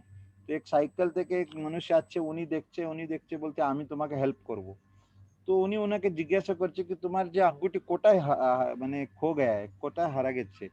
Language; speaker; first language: Bangla; non-native, learner; Hindi